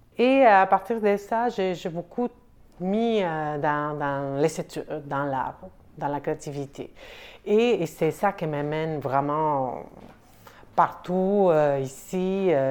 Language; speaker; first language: French; non-native, fluent; Spanish